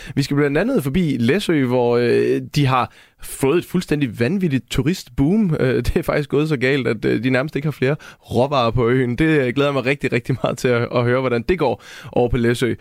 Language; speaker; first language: Danish; native; Danish